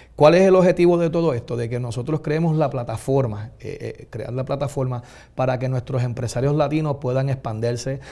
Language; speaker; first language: Spanish; native; Spanish